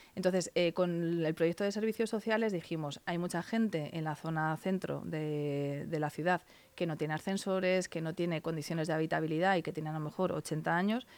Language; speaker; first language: Spanish; native; Spanish